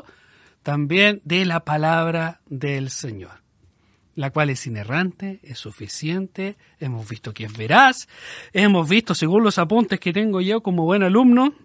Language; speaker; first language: Spanish; native; Spanish